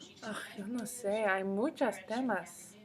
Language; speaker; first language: Spanish; non-native, learner; English